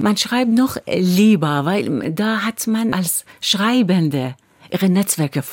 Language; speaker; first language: German; non-native, fluent; Persian